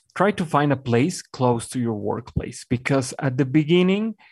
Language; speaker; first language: English; non-native, fluent; Spanish